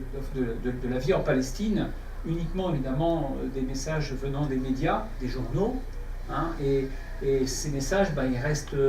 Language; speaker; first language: French; native; French